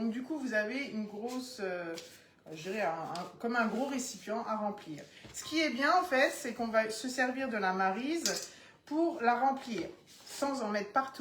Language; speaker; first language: French; native; French